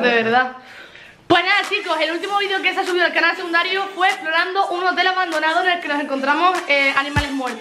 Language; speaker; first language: Spanish; native; Spanish